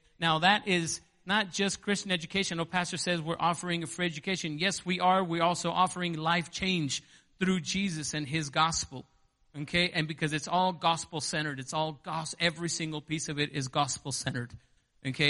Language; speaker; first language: English; native; English